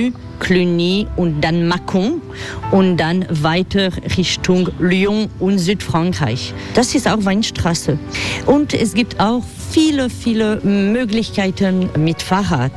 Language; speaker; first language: German; non-native, fluent; French